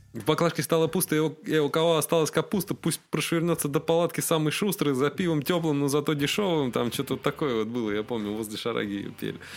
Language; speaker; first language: Russian; native; Russian